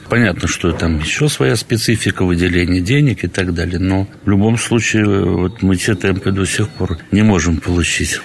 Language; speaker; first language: Russian; native; Russian